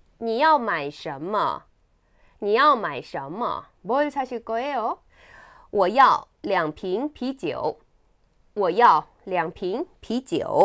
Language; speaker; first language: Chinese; non-native, fluent; Korean